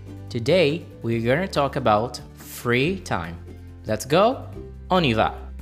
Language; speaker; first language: English; non-native, fluent; Portuguese